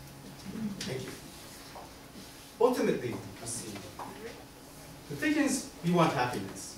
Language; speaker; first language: English; non-native, learner; Tibetan